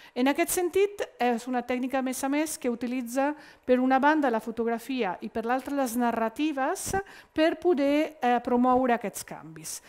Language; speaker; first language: Catalan; non-native, fluent; Italian